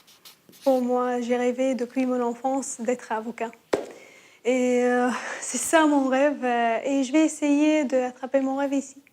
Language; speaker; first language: French; non-native, learner; Arabic